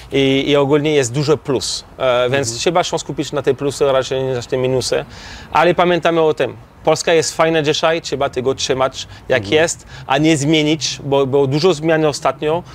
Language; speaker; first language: Polish; non-native, learner; French